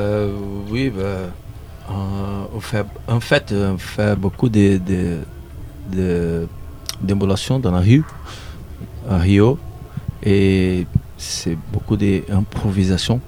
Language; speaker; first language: French; non-native, learner; Portuguese